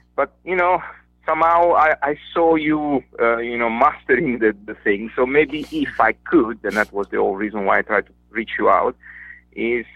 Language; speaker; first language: English; non-native, fluent; Italian